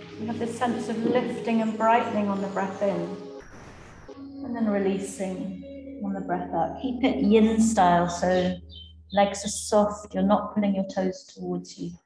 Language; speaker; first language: English; native; English